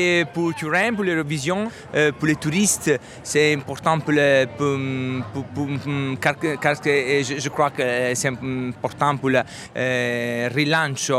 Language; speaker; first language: French; non-native, learner; Italian